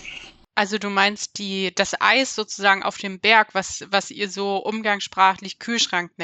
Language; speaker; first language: German; native; German